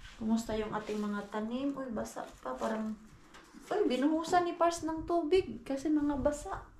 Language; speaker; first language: Filipino; native; Filipino